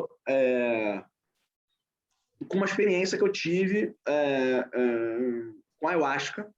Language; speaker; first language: Portuguese; native; Portuguese